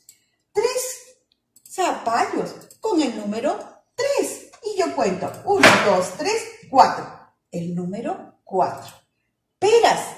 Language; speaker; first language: Spanish; native; Spanish